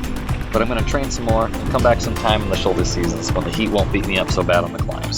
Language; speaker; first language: English; native; English